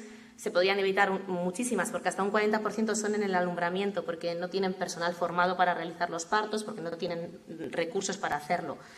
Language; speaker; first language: Spanish; native; Spanish